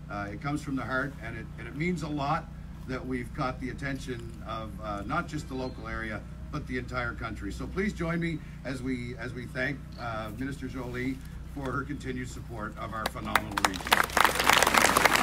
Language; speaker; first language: English; native; English